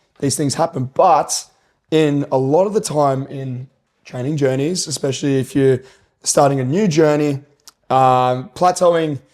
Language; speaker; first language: English; native; English